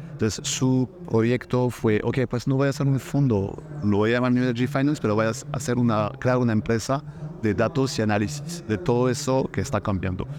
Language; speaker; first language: Spanish; non-native, fluent; French